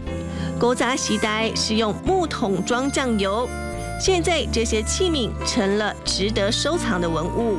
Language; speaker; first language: Chinese; native; Chinese